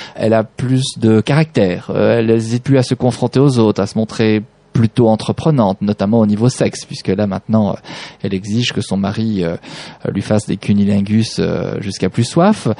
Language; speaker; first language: French; native; French